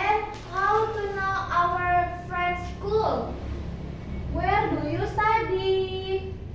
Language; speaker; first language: English; non-native, fluent; Indonesian